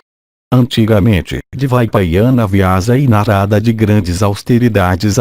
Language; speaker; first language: Portuguese; native; Portuguese